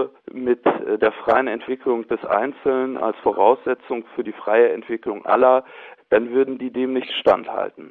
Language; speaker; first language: German; native; German